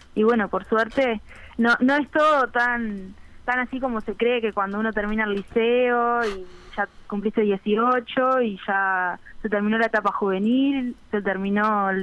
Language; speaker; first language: Spanish; native; Spanish